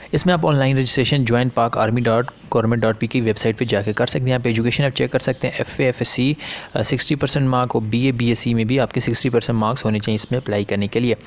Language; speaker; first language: Urdu; native; Urdu